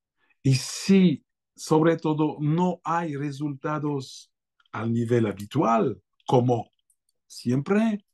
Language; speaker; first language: Spanish; non-native, fluent; French